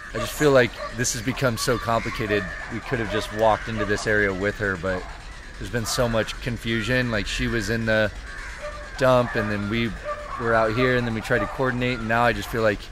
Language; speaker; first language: English; native; English